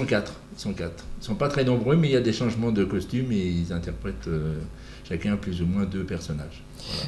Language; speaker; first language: French; native; French